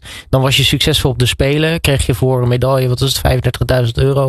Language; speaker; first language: Dutch; native; Dutch